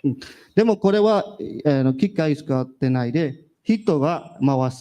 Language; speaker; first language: Japanese; non-native, learner; Burmese